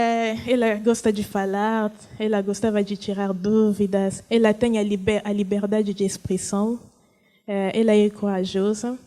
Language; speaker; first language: Portuguese; non-native, fluent; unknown